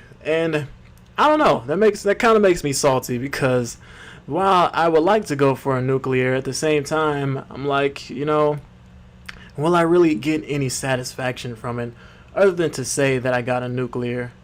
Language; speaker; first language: English; native; English